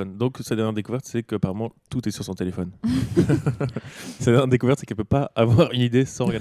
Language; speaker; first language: French; native; French